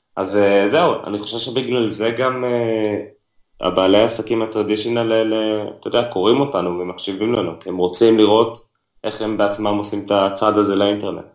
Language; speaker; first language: Hebrew; native; Hebrew